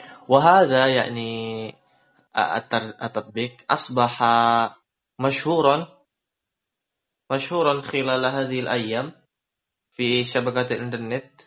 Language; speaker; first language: Arabic; non-native, learner; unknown